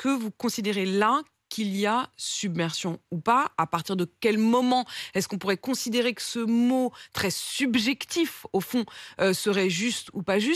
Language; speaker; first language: French; native; French